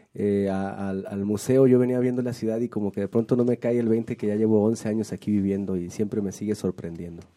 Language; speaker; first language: Spanish; native; Spanish